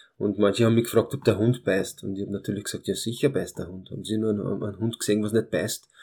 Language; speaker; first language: German; early bilingual, other home language; Hungarian